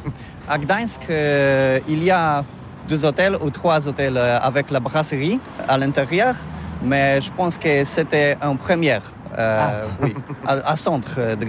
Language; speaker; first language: French; non-native, learner; Polish